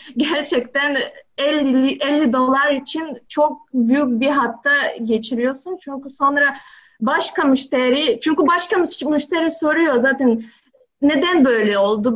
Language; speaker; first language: Turkish; non-native, learner; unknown